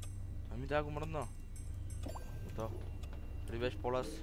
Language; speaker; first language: Bulgarian; native; Bulgarian